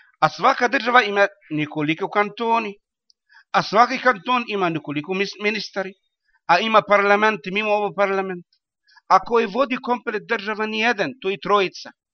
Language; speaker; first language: Bosnian; non-native, learner; Arabic